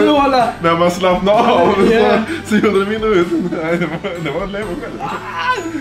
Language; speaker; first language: Swedish; native; Swedish